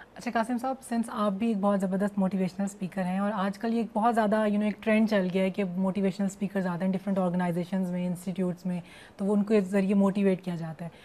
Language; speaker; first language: Urdu; native; Urdu